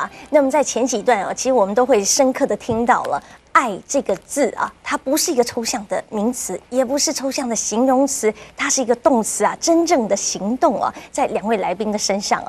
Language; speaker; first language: Chinese; native; Chinese